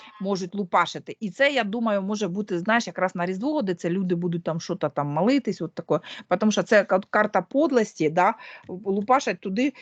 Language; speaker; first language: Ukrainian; non-native, local second language; Russian